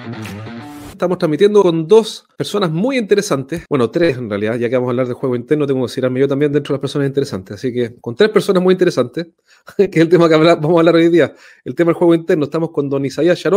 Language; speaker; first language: Spanish; native; Spanish